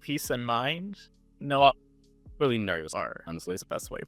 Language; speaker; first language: English; native; English